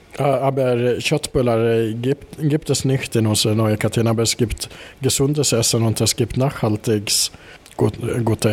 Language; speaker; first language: German; non-native, fluent; Swedish